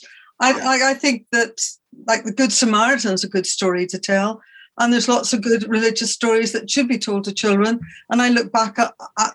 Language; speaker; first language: English; native; English